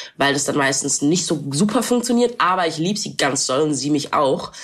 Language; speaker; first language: German; non-native, local second language; English